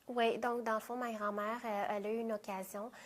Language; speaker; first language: French; early bilingual, other home language; Vietnamese